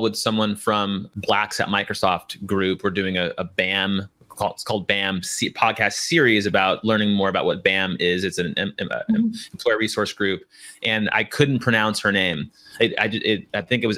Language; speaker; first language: English; native; English